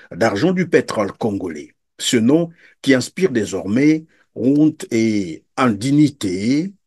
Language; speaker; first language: French; non-native, local second language; Lingala